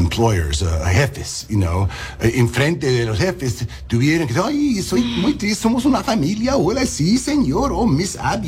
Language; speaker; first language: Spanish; early bilingual, heritage; English